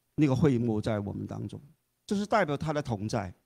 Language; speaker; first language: Chinese; non-native, fluent; Cantonese